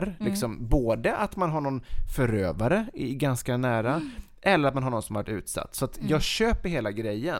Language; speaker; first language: Swedish; native; Swedish